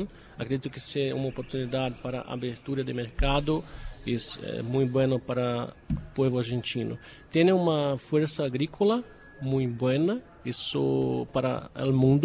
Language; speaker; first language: Spanish; non-native, learner; Portuguese